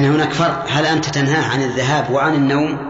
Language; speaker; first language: Arabic; native; Arabic